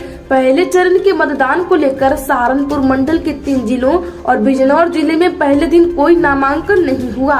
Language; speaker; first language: Hindi; native; Hindi